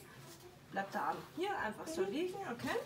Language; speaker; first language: German; native; German